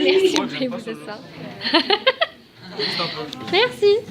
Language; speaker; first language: French; native; French